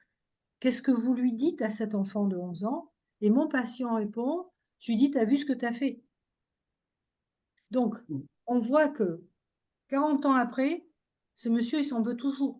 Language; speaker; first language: French; native; French